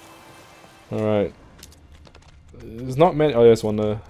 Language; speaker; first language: English; native; English